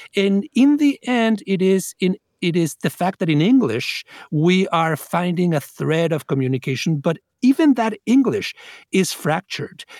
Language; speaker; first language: English; non-native, fluent; Spanish